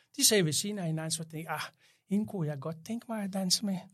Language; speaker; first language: Danish; non-native, fluent; French